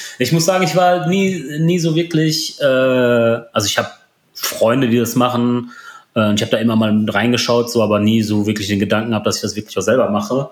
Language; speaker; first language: German; early bilingual, other home language; Polish